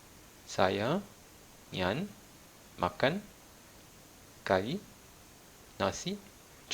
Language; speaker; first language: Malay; non-native, fluent; Malayalam